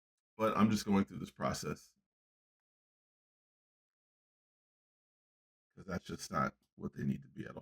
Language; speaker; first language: English; native; English